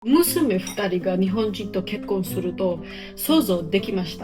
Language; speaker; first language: Japanese; non-native, fluent; Georgian